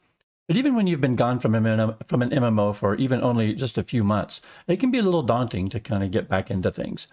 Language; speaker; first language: English; native; English